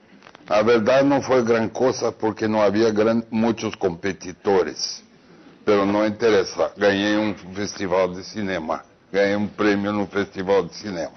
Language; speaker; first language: Spanish; non-native, fluent; Portuguese